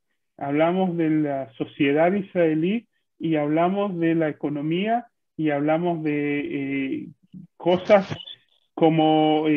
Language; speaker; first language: Spanish; non-native, fluent; Hebrew